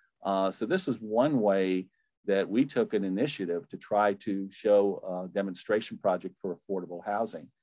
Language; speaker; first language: English; native; English